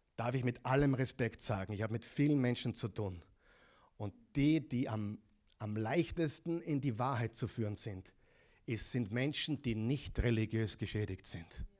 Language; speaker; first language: German; non-native, fluent; English